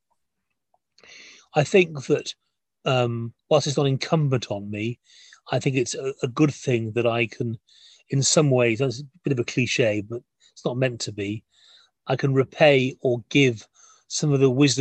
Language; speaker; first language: English; native; English